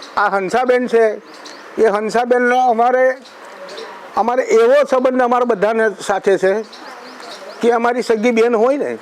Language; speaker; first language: Gujarati; native; Gujarati